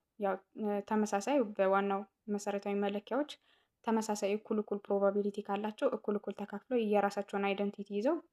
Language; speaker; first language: Amharic; non-native, local second language; Tigrinya